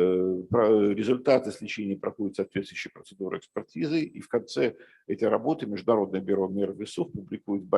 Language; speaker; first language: Russian; native; Russian